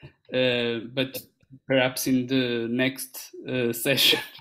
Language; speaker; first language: English; non-native, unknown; Portuguese